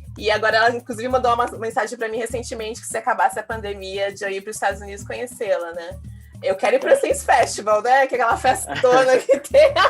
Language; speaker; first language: Portuguese; native; Portuguese